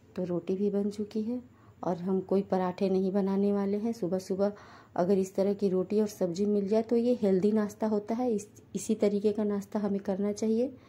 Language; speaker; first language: Hindi; native; Hindi